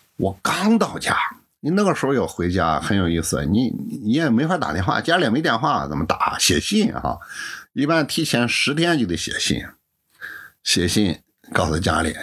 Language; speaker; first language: Chinese; native; Chinese